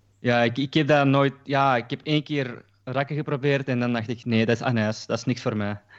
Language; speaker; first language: Dutch; early bilingual, other home language; Turkish